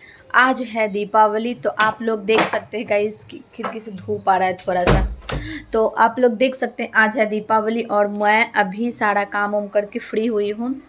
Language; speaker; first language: Hindi; non-native, local second language; Bhojpuri